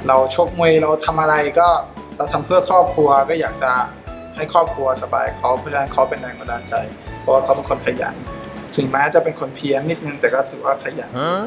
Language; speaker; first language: Thai; early bilingual, other home language; French